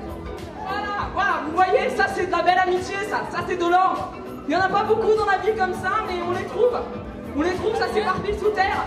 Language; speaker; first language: French; native; French